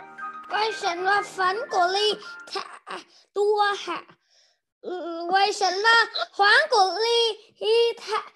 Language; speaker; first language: Chinese; non-native, learner; Vietnamese